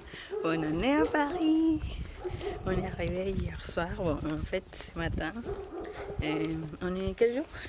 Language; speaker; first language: French; non-native, learner; Spanish